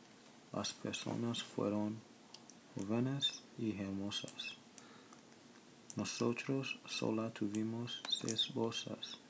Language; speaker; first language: Spanish; non-native, learner; English